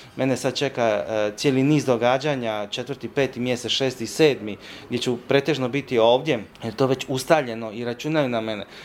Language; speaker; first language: Croatian; native; Croatian